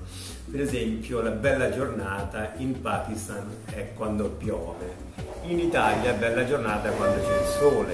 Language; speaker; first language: Italian; non-native, fluent; Urdu